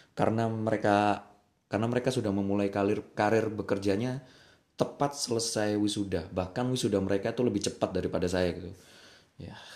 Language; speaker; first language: Indonesian; native; Indonesian